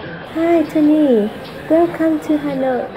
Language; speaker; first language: English; non-native, fluent; Vietnamese